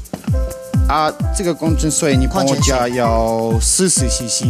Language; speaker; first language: Chinese; non-native, fluent; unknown